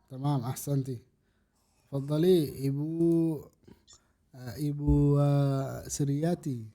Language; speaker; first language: Arabic; non-native, fluent; Indonesian